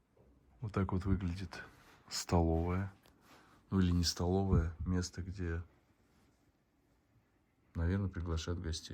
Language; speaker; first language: Russian; native; Russian